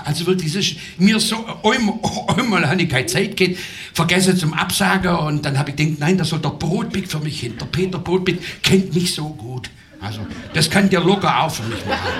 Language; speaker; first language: German; native; German